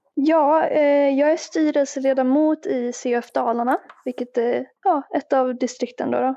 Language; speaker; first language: Swedish; native; Swedish